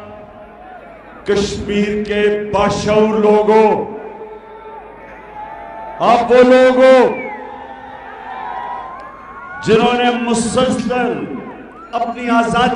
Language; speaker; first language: Urdu; native; Urdu